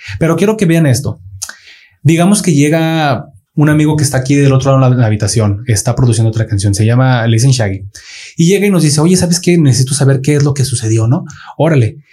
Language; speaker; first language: Spanish; native; Spanish